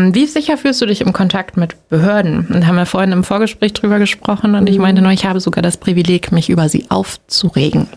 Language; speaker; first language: German; native; German